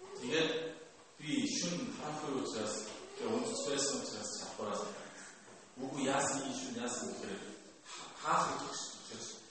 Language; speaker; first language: Mongolian; non-native, fluent; Korean